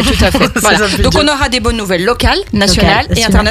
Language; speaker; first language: French; native; French